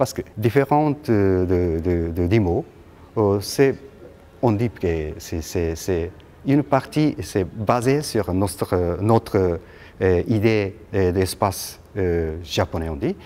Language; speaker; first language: French; non-native, learner; Japanese